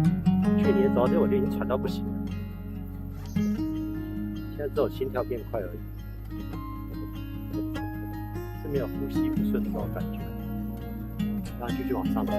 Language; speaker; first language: Chinese; native; Chinese